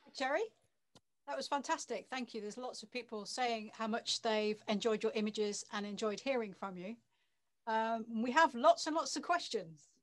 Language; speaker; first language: English; native; English